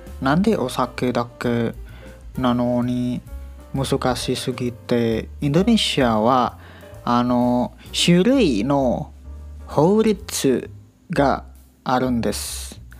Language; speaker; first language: Japanese; non-native, learner; Indonesian